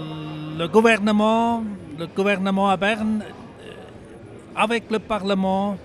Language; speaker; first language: French; non-native, local second language; German